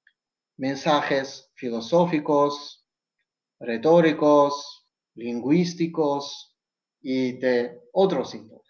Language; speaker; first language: Spanish; non-native, fluent; Georgian